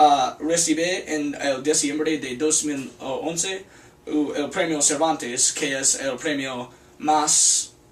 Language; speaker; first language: Spanish; non-native, learner; English